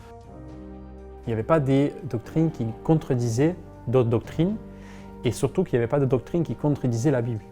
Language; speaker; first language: French; non-native, fluent; Arabic